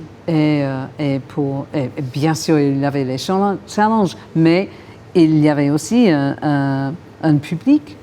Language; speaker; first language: French; non-native, fluent; English